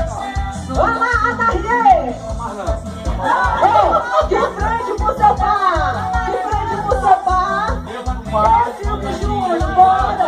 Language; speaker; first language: Portuguese; native; Portuguese